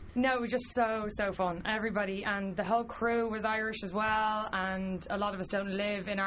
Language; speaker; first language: English; native; English